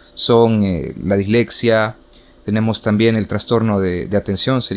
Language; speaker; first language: Spanish; native; Spanish